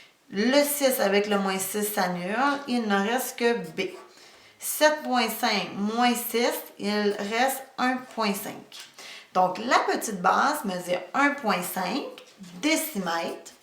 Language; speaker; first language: French; native; French